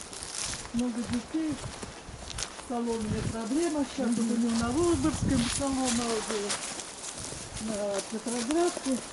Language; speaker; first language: Russian; native; Russian